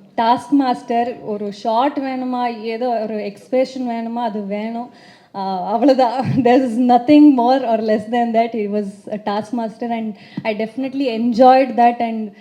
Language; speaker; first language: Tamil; non-native, learner; Kannada